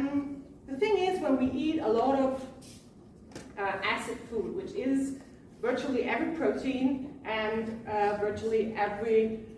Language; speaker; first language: English; non-native, fluent; German